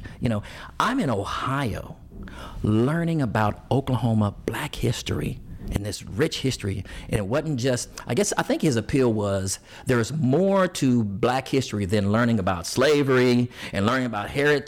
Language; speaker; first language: English; native; English